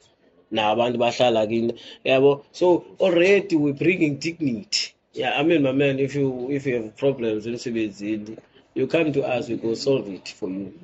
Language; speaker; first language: English; non-native, local second language; Xhosa